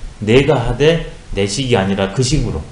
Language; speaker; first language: Korean; native; Korean